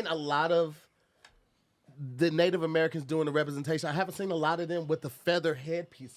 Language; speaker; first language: English; native; English